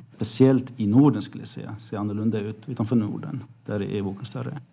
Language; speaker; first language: Swedish; early bilingual, other home language; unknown